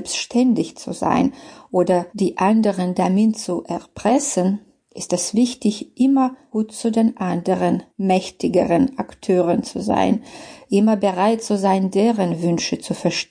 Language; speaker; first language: German; non-native, fluent; Belarusian